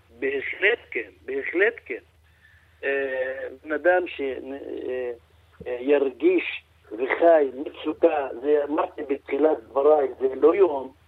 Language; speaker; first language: Hebrew; non-native, local second language; Arabic